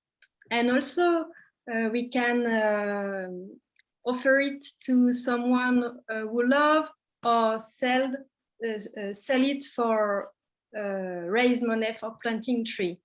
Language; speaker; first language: English; non-native, learner; French